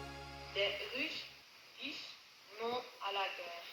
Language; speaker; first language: French; non-native, learner; Dutch